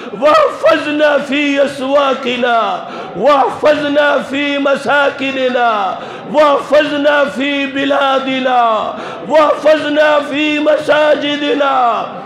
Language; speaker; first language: Arabic; non-native, fluent; Urdu